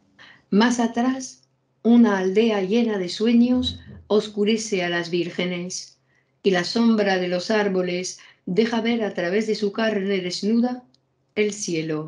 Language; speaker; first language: Spanish; native; Spanish